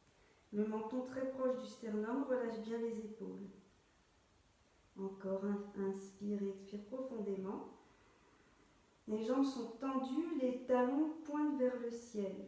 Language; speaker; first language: French; native; French